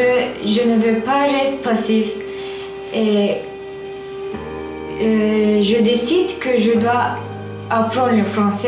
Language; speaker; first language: French; non-native, learner; Turkish